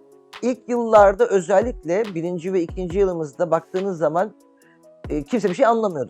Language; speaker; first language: Turkish; native; Turkish